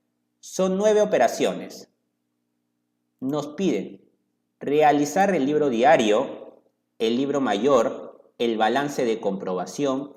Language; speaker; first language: Spanish; native; Spanish